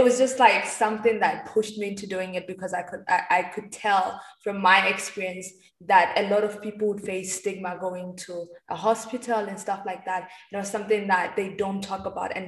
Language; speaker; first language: English; non-native, local second language; Tswana